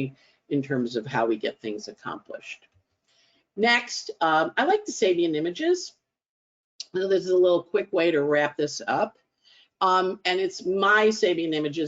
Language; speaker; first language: English; native; English